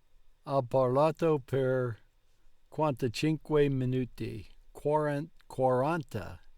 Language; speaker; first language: Italian; non-native, learner; English